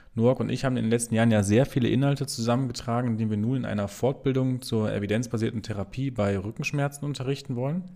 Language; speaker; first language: German; native; German